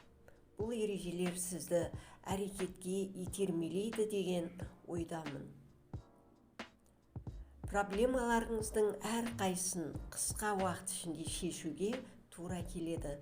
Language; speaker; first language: Kazakh; native; Kazakh